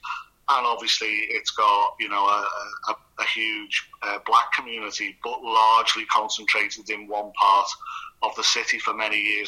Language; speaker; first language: English; native; English